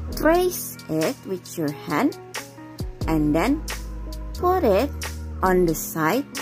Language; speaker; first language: English; non-native, fluent; Indonesian